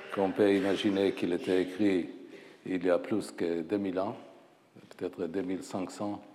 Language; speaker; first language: French; non-native, fluent; Hebrew